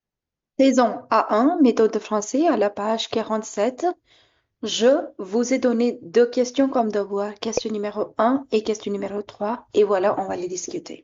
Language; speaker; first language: French; non-native, fluent; Hindi